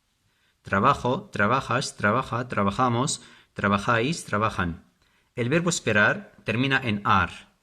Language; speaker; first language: Spanish; non-native, fluent; Arabic